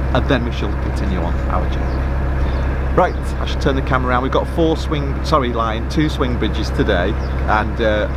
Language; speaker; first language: English; native; English